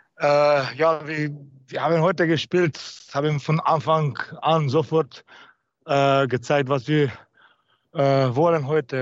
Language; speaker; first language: German; non-native, learner; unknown